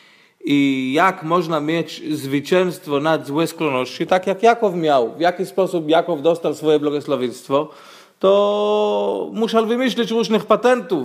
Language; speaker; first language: Polish; non-native, fluent; Hebrew